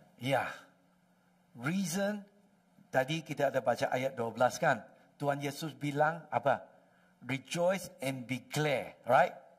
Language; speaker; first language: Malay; non-native, local second language; Chinese